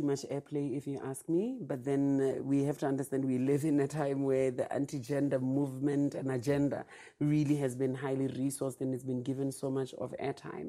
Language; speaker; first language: English; non-native, local second language; Tswana